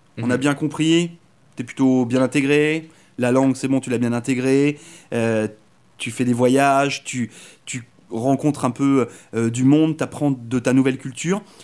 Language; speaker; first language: French; native; French